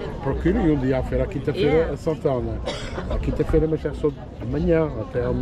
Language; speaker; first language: Portuguese; native; Portuguese